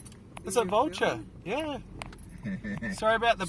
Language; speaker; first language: English; native; English